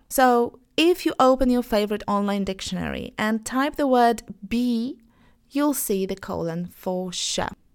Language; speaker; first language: English; non-native, fluent; Polish